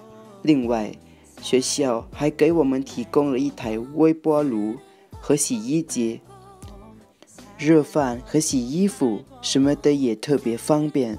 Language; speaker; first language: Chinese; non-native, learner; Thai